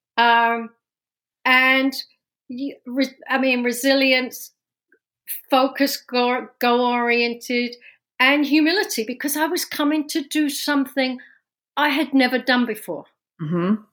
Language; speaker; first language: English; native; English